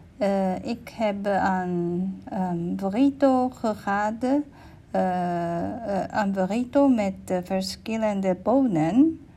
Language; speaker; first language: Dutch; non-native, learner; English